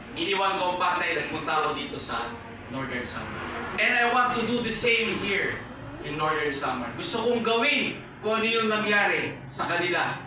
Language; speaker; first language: Filipino; non-native, local second language; Pampanga